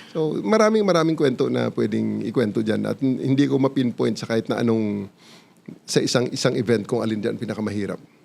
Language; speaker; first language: Filipino; non-native, local second language; Cebuano